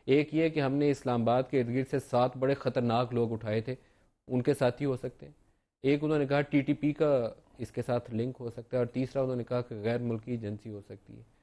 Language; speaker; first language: Urdu; native; Urdu